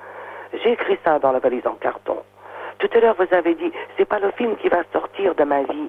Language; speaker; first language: French; non-native, fluent; Portuguese